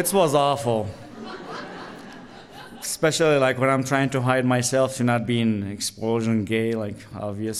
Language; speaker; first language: English; non-native, learner; Arabic